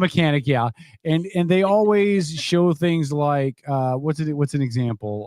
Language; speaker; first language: English; native; English